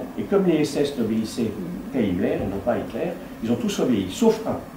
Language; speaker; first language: French; native; French